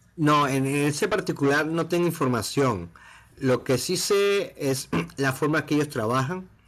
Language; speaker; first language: Spanish; native; Spanish